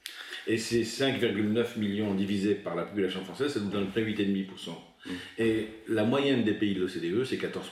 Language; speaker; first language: French; native; French